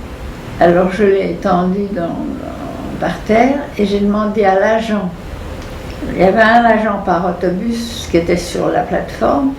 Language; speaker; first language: French; native; French